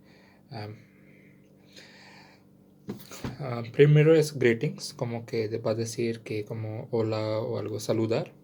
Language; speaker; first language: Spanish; non-native, learner; Sindhi